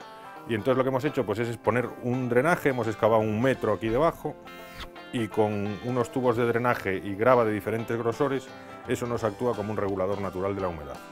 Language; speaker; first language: Spanish; native; Spanish